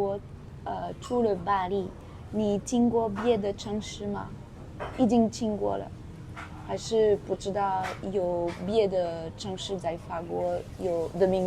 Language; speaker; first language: Chinese; non-native, learner; French